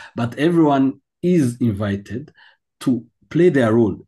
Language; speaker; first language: English; non-native, local second language; Kinyarwanda